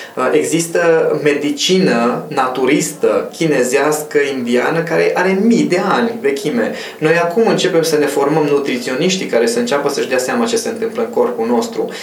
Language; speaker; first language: Romanian; non-native, local second language; Hungarian